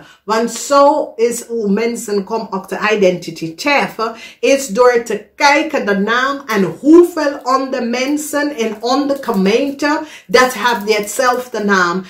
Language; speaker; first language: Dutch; non-native, learner; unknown